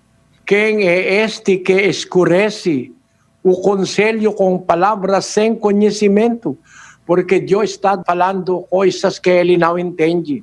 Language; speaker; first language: Portuguese; non-native, learner; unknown